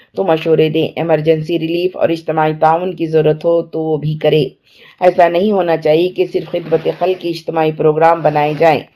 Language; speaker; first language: Urdu; native; Urdu